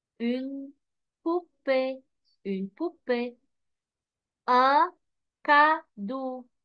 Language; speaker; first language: French; non-native, fluent; Arabic